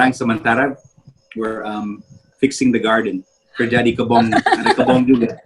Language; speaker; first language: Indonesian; early bilingual, heritage; Indonesian